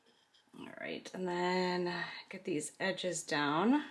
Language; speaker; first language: English; native; English